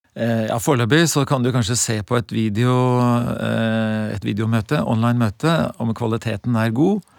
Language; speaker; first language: Norwegian; native; Norwegian